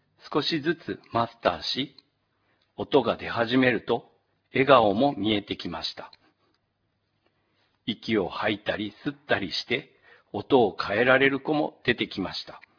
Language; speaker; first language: Japanese; native; Japanese